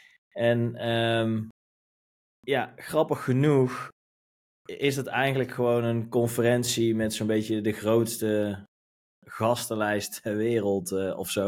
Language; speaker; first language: Dutch; native; Dutch